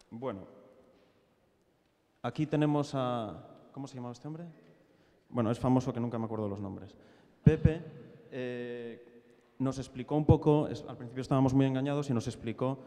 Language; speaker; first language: Spanish; native; Spanish